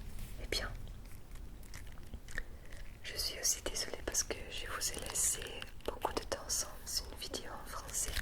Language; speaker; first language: French; non-native, fluent; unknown